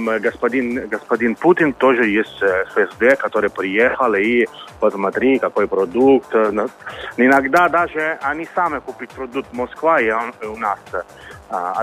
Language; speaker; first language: Russian; non-native, learner; Italian